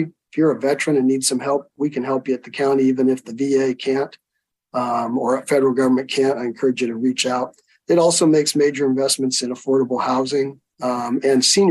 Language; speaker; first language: English; native; English